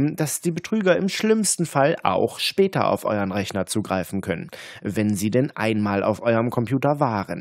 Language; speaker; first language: German; native; German